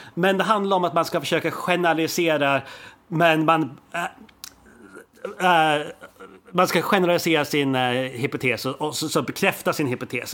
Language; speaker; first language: Swedish; native; Swedish